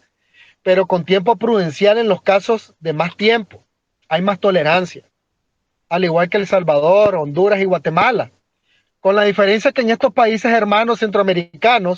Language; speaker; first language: Spanish; native; Spanish